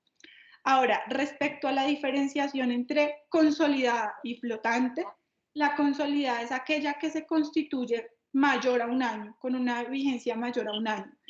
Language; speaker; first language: Spanish; native; Spanish